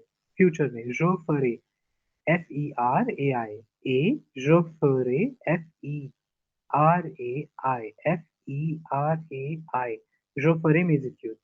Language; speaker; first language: French; non-native, fluent; Hindi